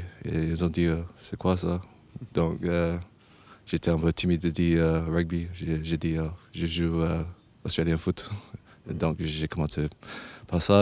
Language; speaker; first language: French; non-native, fluent; English